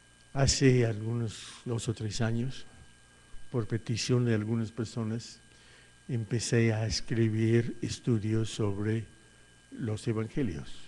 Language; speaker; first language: Spanish; non-native, fluent; English